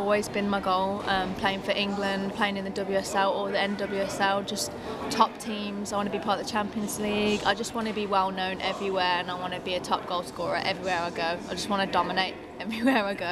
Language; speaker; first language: English; native; English